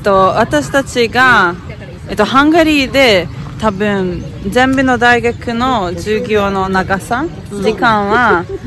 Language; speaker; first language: Japanese; non-native, learner; Hungarian